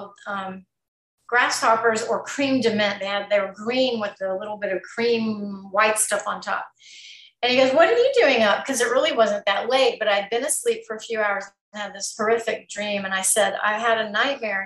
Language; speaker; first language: English; native; English